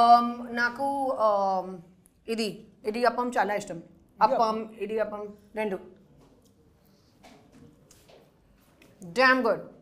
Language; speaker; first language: Telugu; non-native, local second language; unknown